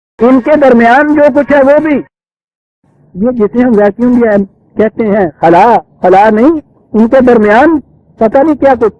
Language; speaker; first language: Urdu; non-native, local second language; Punjabi